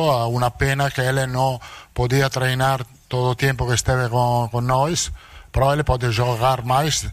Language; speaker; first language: Portuguese; non-native, learner; Italian